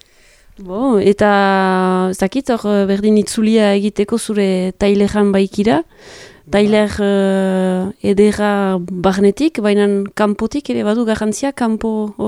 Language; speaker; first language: Basque; native; Basque